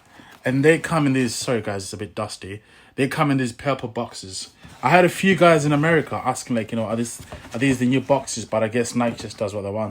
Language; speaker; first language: English; native; English